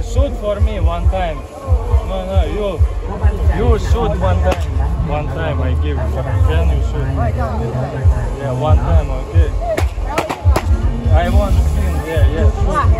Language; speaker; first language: English; non-native, fluent; Russian